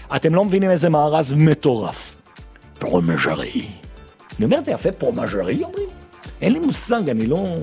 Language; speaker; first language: Hebrew; native; Hebrew